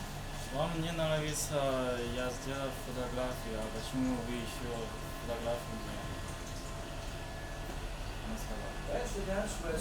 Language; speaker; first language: Russian; non-native, learner; Chinese